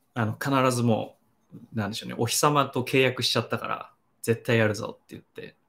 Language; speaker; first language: Japanese; native; Japanese